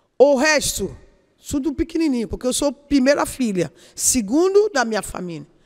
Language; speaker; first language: Portuguese; non-native, learner; Yoruba